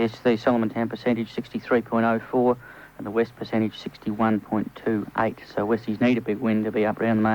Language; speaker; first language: English; native; English